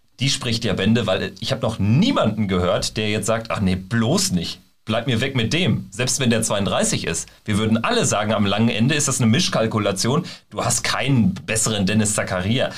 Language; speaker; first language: German; native; German